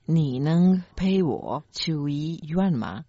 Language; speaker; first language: Chinese; non-native, learner; Croatian